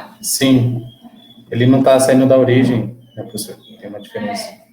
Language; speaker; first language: Portuguese; native; Portuguese